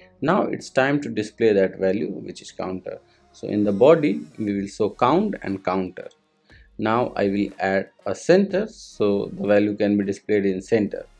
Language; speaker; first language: English; non-native, local second language; Hindi